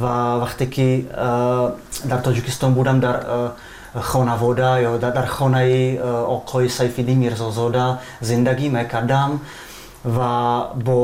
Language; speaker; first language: Persian; non-native, fluent; Czech